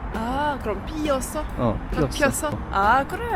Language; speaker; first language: Korean; non-native, learner; French